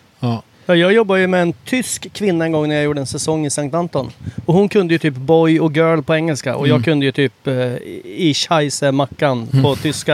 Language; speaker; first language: Swedish; native; Swedish